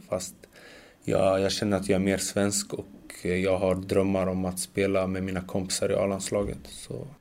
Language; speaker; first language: Swedish; early bilingual, other home language; Macedonian